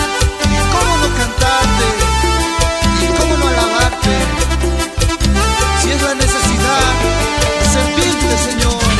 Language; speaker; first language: Spanish; native; Spanish